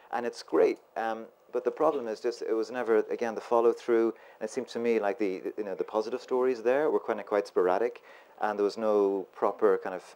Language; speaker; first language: English; native; English